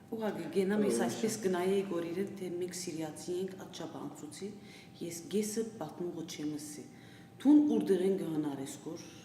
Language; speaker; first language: Armenian; early bilingual, heritage; Armenian